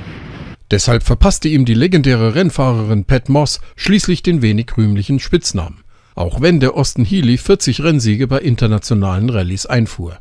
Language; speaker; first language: German; native; German